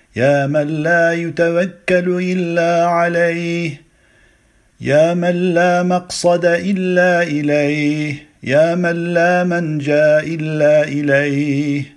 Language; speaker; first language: Arabic; non-native, fluent; Turkish